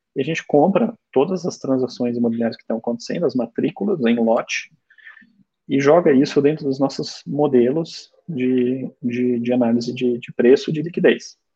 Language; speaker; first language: Portuguese; early bilingual, other home language; German